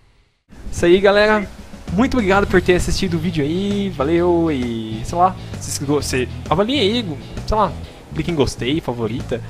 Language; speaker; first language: Portuguese; native; Portuguese